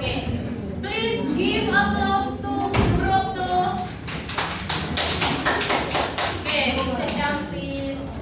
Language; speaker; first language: English; non-native, fluent; Indonesian